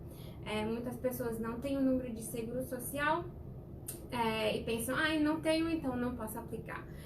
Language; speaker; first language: Portuguese; non-native, fluent; Spanish